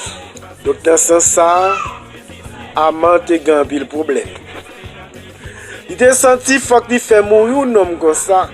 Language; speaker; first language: French; non-native, local second language; Haitian Creole